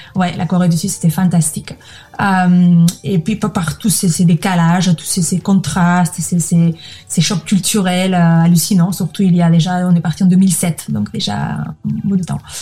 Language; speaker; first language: French; non-native, fluent; Spanish